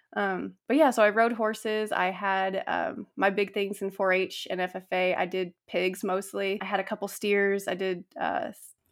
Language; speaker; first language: English; native; English